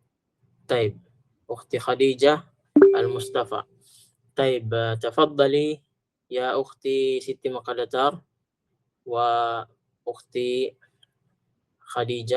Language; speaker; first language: Arabic; non-native, fluent; Filipino